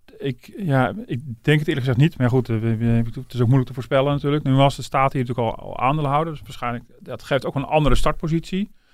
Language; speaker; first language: Dutch; native; Dutch